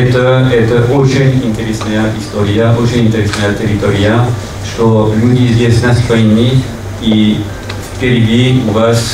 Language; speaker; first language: Russian; non-native, fluent; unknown